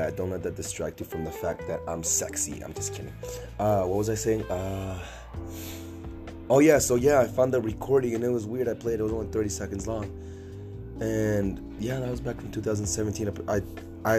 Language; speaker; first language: English; native; English